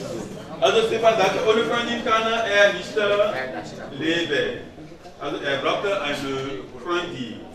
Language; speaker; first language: German; non-native, learner; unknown